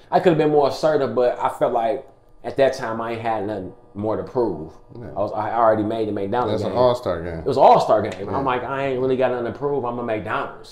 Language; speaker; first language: English; native; English